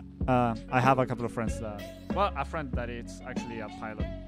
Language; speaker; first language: English; non-native, fluent; Spanish